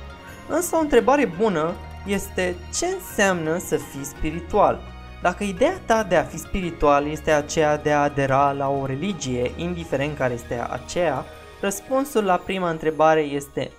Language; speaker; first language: Romanian; native; Romanian